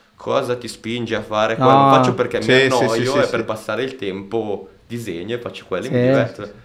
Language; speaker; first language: Italian; native; Italian